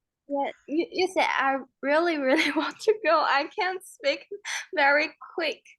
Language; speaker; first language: English; non-native, learner; Chinese